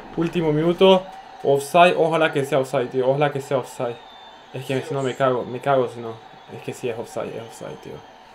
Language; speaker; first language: Spanish; non-native, fluent; Turkish